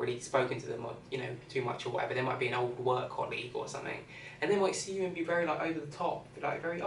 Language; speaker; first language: English; native; English